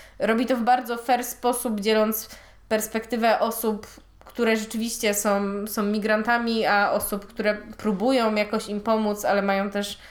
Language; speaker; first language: Polish; native; Polish